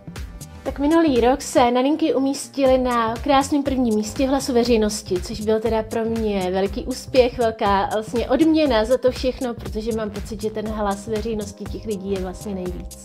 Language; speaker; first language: Czech; native; Czech